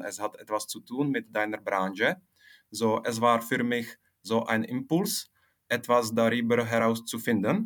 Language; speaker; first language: German; non-native, fluent; Czech